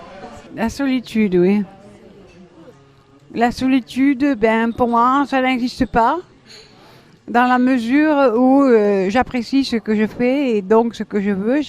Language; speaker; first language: French; native; French